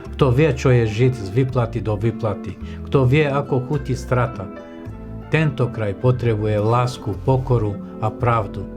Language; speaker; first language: Slovak; non-native, fluent; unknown